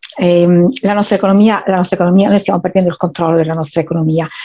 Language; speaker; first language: Italian; native; Italian